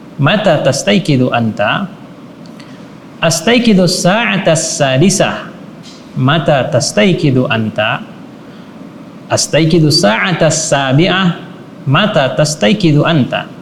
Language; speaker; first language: Arabic; non-native, fluent; Indonesian